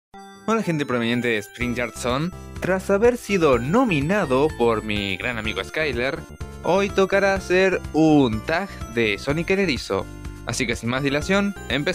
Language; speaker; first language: Spanish; native; Spanish